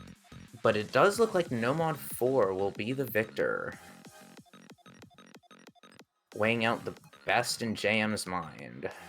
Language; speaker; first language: English; native; English